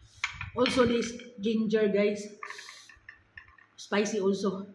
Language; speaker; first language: English; non-native, local second language; Filipino